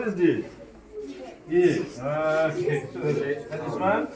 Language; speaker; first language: English; non-native, local second language; Bodo